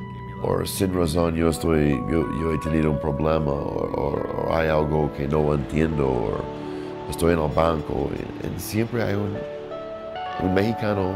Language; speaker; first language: Spanish; non-native, learner; English